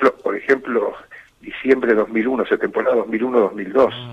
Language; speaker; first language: Spanish; native; Spanish